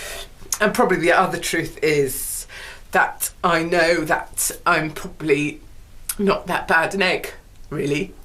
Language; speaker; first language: English; native; English